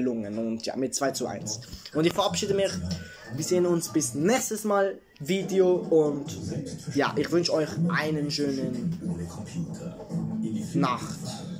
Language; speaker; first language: German; early bilingual, other home language; Italian